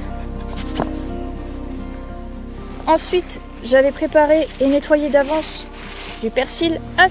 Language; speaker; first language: French; native; French